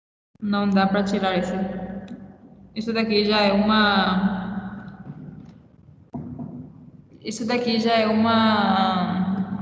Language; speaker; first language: Portuguese; non-native, fluent; Spanish